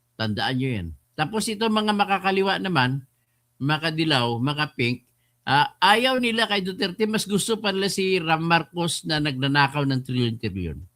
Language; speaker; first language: Filipino; non-native, local second language; Hiligaynon